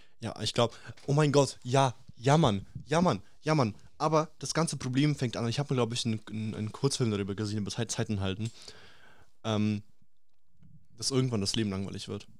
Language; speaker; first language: German; early bilingual, other home language; Russian